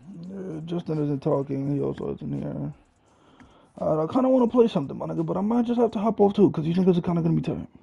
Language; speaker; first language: English; early bilingual, other home language; Spanish